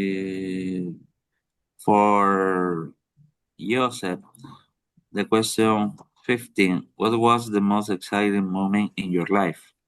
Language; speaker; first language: English; non-native, learner; Spanish